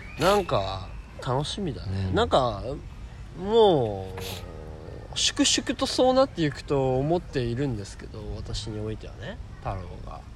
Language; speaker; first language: Japanese; native; Japanese